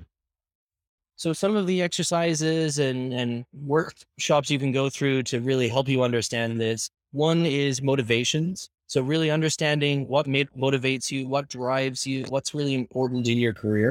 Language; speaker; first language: English; native; English